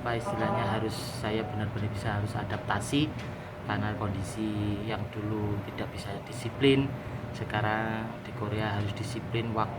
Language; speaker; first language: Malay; non-native, local second language; Javanese